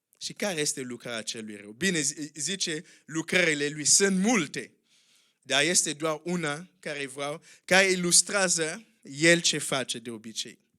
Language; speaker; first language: Romanian; non-native, fluent; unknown